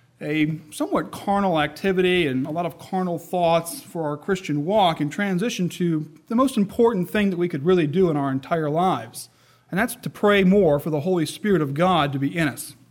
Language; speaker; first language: English; native; English